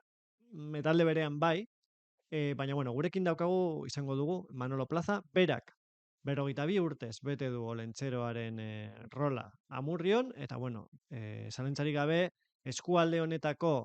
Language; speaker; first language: Basque; native; Basque